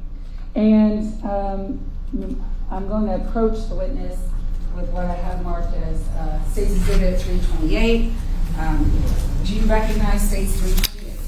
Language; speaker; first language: English; native; English